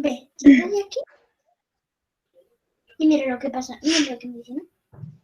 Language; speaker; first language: Spanish; native; Spanish